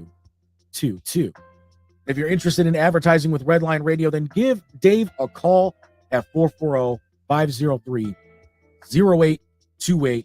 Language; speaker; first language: English; native; English